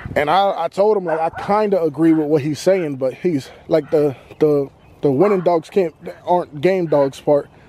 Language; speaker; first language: English; native; English